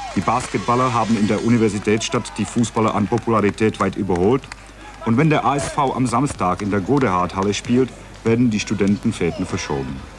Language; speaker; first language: German; non-native, fluent; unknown